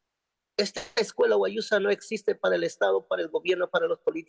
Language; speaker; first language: Spanish; non-native, local second language; Quechua